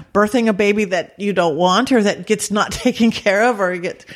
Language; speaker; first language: English; native; English